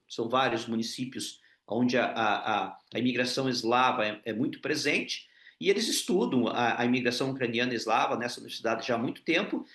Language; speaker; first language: Portuguese; non-native, local second language; Ukrainian